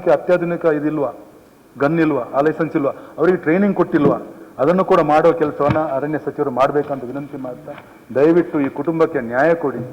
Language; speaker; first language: Kannada; native; Kannada